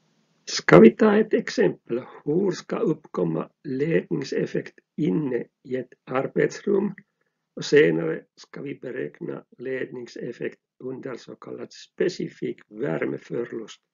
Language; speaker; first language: Swedish; non-native, local second language; Finnish